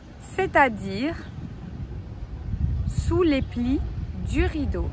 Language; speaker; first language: French; native; French